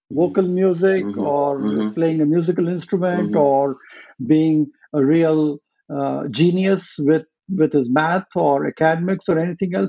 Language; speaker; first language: English; non-native, local second language; Marathi